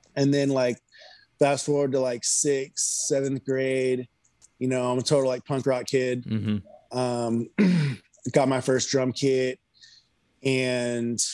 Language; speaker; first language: English; native; English